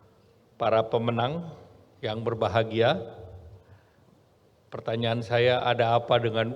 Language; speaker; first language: Indonesian; native; Indonesian